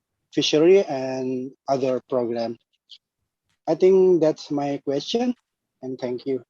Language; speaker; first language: English; non-native, learner; Indonesian